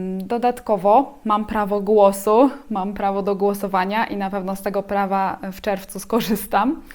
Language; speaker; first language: Polish; native; Polish